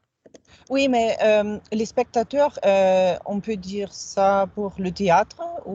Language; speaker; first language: French; non-native, fluent; German